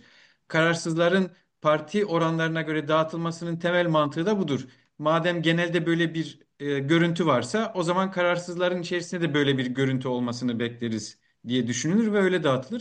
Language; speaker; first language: Turkish; native; Turkish